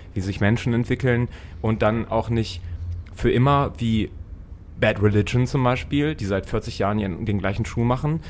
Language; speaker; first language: German; native; German